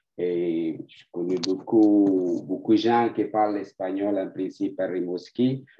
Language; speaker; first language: French; non-native, fluent; Spanish